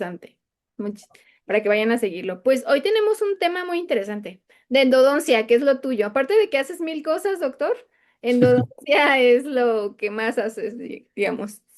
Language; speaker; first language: Spanish; native; Spanish